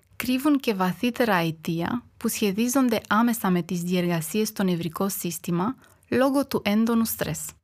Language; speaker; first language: Greek; non-native, fluent; Romanian